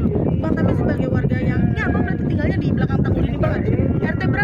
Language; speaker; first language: Indonesian; native; Indonesian